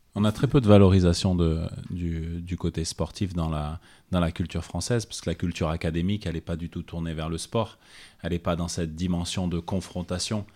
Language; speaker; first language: French; native; French